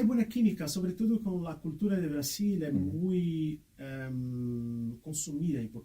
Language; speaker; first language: Spanish; non-native, fluent; Portuguese